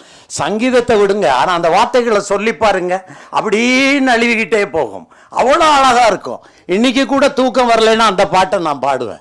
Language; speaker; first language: Tamil; native; Tamil